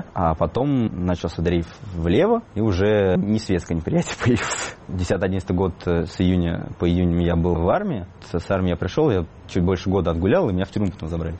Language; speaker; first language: Russian; native; Russian